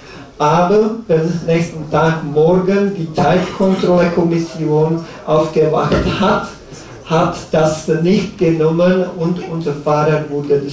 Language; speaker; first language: German; non-native, learner; Czech